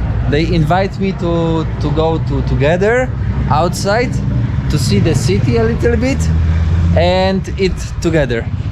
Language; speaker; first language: English; non-native, learner; Polish